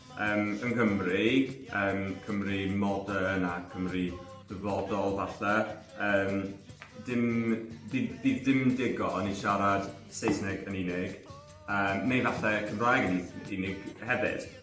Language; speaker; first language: Welsh; non-native, learner; English